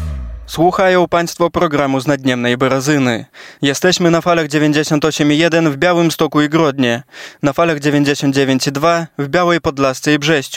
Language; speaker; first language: Polish; native; Polish